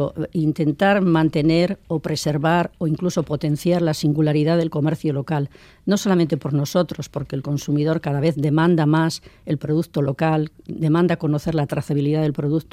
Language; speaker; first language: Spanish; native; Spanish